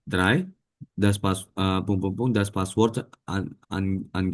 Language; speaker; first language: German; non-native, learner; Indonesian